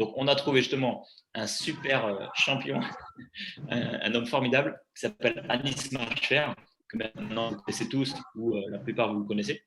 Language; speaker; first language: French; native; French